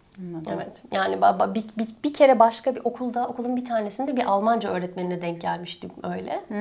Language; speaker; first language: Turkish; native; Turkish